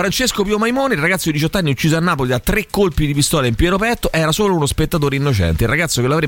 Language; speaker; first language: Italian; native; Italian